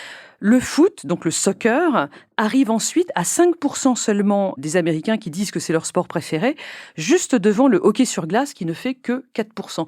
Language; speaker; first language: French; native; French